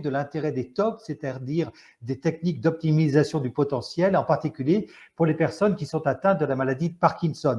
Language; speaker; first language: French; native; French